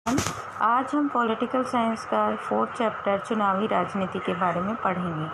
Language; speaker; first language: Hindi; native; Hindi